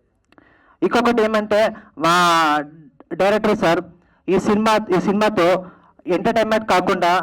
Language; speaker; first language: Telugu; non-native, learner; Kannada